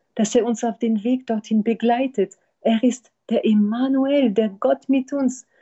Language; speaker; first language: German; non-native, fluent; French